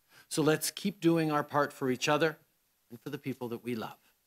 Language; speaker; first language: English; native; English